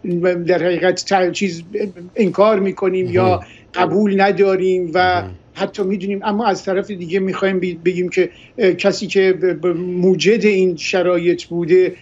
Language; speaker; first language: Persian; native; Persian